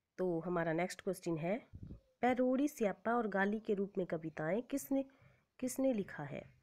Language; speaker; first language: Hindi; native; Hindi